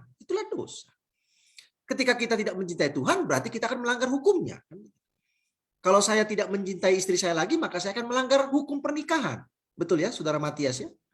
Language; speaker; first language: Indonesian; native; Indonesian